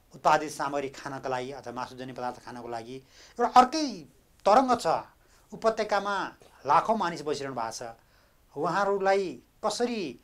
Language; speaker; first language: Nepali; native; Nepali